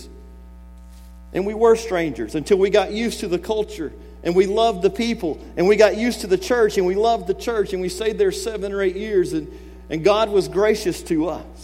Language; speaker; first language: English; native; English